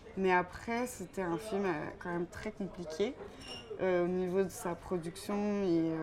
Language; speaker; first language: French; native; French